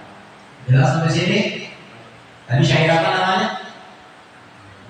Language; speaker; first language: Indonesian; native; Indonesian